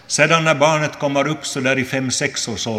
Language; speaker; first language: Swedish; non-native, local second language; Finnish